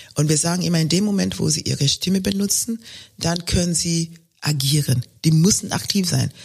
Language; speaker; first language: German; non-native, fluent; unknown